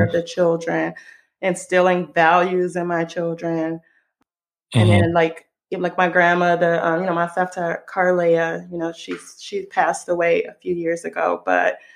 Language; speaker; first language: English; non-native, fluent; Hebrew